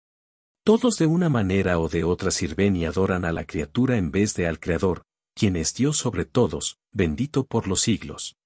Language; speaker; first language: Spanish; native; Spanish